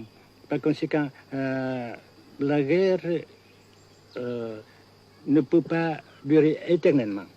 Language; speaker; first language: French; non-native, fluent; Vietnamese